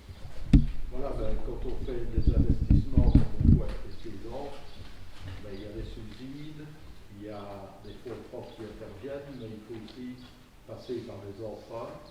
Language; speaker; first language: French; native; French